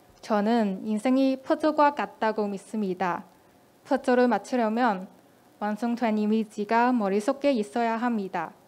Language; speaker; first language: Korean; non-native, fluent; Cantonese